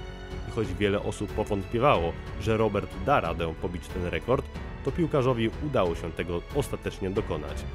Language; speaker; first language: Polish; native; Polish